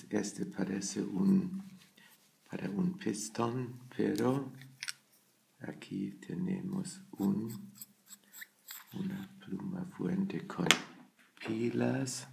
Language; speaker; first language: Spanish; non-native, learner; German